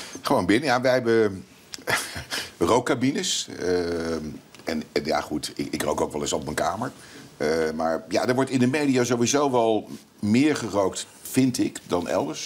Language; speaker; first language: Dutch; native; Dutch